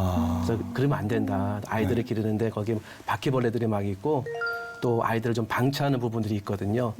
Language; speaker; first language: Korean; native; Korean